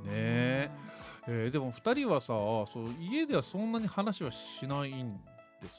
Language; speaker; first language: Japanese; native; Japanese